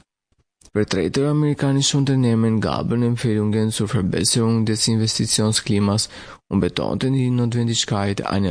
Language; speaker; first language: German; non-native, fluent; Albanian